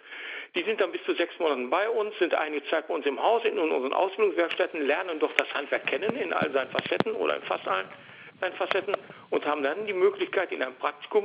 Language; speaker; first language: German; native; German